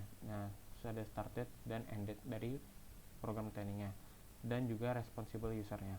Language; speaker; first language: Indonesian; native; Indonesian